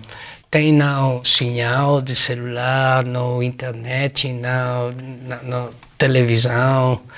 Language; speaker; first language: Portuguese; non-native, fluent; Spanish